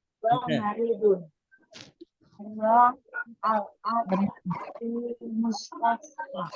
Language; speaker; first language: Arabic; non-native, learner; Indonesian